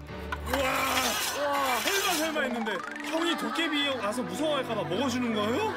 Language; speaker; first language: Korean; native; Korean